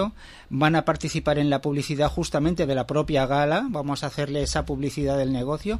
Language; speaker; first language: Spanish; native; Spanish